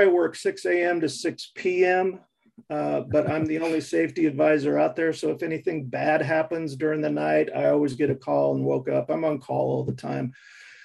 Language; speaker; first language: English; native; English